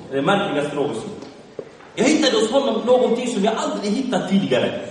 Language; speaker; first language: Swedish; early bilingual, other home language; Arabic